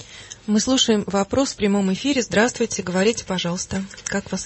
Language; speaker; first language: Russian; native; Russian